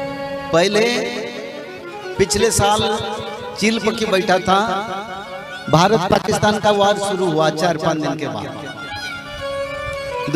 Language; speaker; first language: Hindi; non-native, local second language; Odia